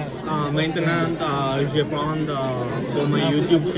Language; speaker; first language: French; non-native, learner; Tamil